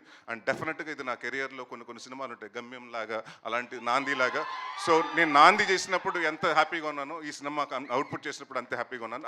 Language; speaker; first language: Telugu; native; Telugu